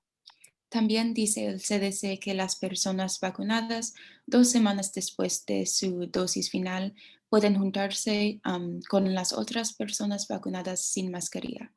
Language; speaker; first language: Spanish; non-native, learner; English